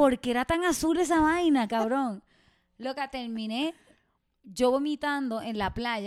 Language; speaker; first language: Spanish; native; Spanish